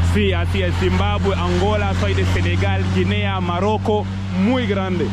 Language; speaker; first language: Spanish; non-native, local second language; French